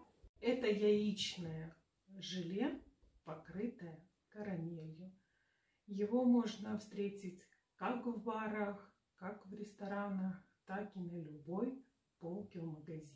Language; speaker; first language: Russian; native; Russian